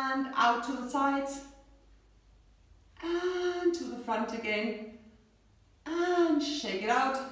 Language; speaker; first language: English; non-native, fluent; German